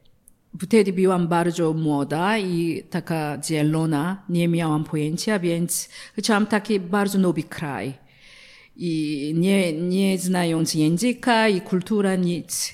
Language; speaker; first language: Polish; non-native, learner; Korean